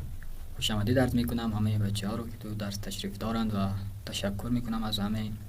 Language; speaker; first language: Persian; non-native, fluent; Urdu